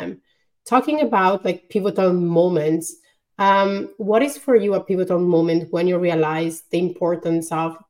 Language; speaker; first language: English; non-native, fluent; Italian